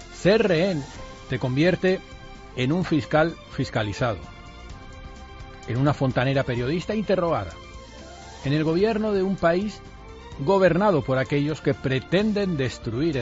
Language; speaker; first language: Spanish; native; Spanish